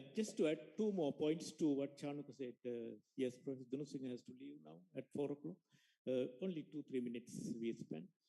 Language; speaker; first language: English; non-native, local second language; Sinhala